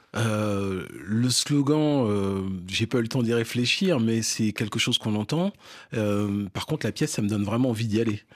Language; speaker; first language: French; early bilingual, other home language; Fon